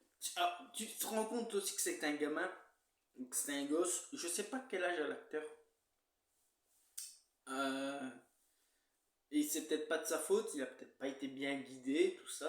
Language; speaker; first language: French; native; French